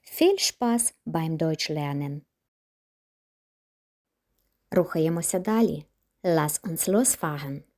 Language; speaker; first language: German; non-native, fluent; Ukrainian